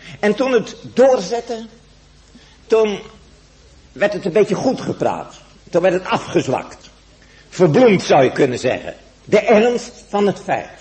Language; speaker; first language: Dutch; native; Dutch